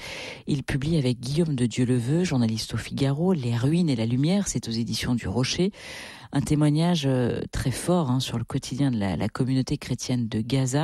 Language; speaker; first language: French; native; French